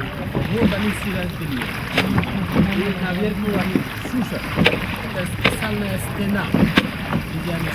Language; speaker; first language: Russian; non-native, fluent; Hindi